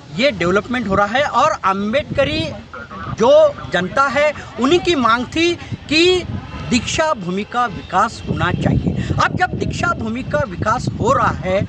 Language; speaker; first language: Hindi; non-native, local second language; Marathi